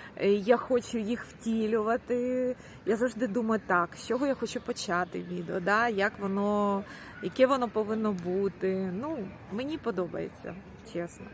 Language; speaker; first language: Ukrainian; non-native, local second language; Russian